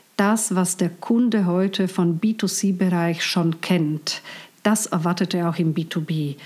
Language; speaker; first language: German; non-native, fluent; Slovak